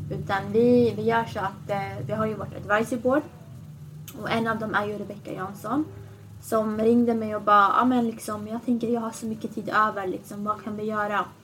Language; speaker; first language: Swedish; early bilingual, other home language; Assyrian Neo-Aramaic